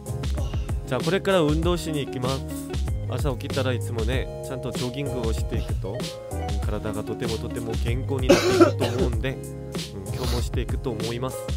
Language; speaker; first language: Japanese; non-native, fluent; Korean